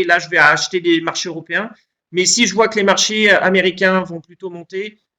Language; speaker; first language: French; native; French